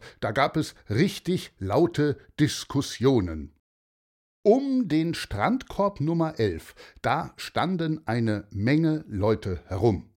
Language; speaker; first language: German; native; German